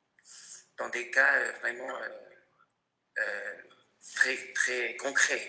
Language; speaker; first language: French; non-native, fluent; Spanish